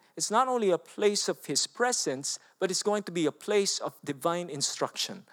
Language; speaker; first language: English; non-native, local second language; Filipino